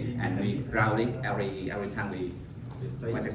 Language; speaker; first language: English; non-native, learner; Vietnamese